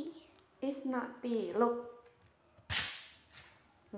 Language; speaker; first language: English; non-native, learner; Indonesian